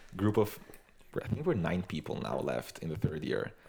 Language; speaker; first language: English; non-native, fluent; Italian